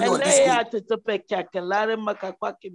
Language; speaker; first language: Italian; non-native, learner; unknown